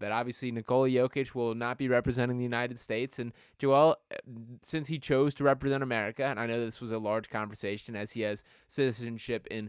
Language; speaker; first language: English; native; English